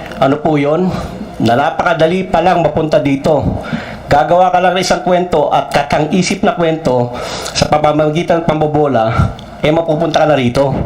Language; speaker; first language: Filipino; non-native, local second language; Cebuano